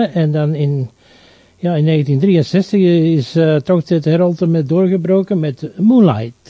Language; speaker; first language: Dutch; native; Dutch